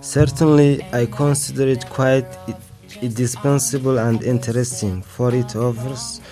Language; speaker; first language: English; non-native, fluent; Arabic